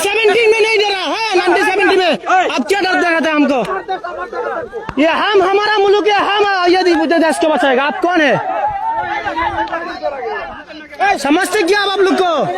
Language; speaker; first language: Hindi; non-native, learner; Bangla